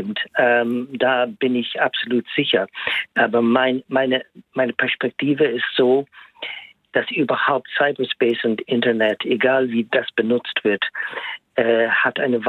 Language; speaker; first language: German; non-native, fluent; English